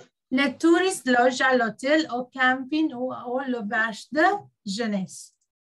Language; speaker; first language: French; non-native, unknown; Sinhala